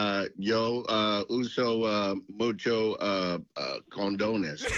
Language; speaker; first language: Spanish; non-native, learner; English